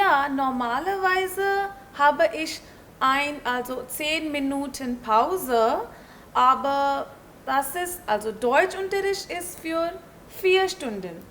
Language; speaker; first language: German; non-native, learner; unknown